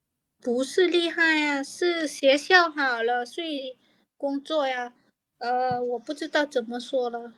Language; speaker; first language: Chinese; non-native, learner; Lao